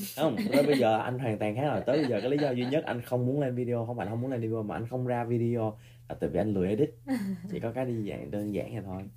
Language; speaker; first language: Vietnamese; early bilingual, heritage; Vietnamese